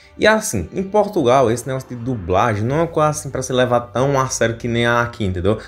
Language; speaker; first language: Portuguese; native; Portuguese